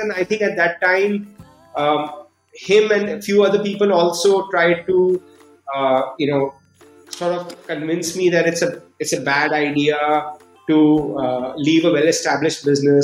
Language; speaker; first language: English; non-native, local second language; Hindi